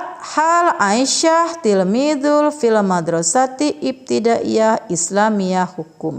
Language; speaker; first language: Arabic; non-native, fluent; Indonesian